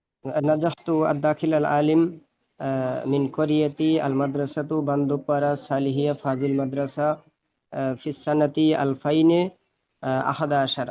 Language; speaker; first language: Arabic; non-native, learner; Bangla